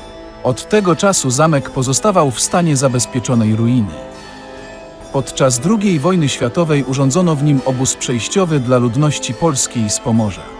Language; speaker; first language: Polish; native; Polish